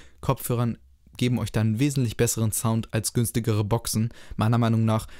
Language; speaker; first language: German; native; German